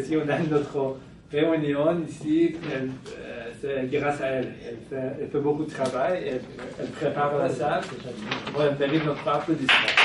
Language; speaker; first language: French; non-native, fluent; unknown